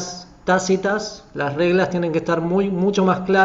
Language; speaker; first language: Spanish; native; Spanish